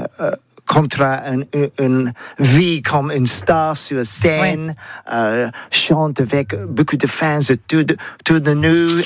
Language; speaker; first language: French; non-native, learner; English